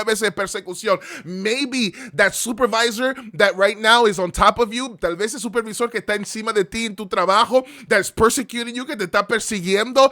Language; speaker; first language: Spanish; early bilingual, heritage; Spanish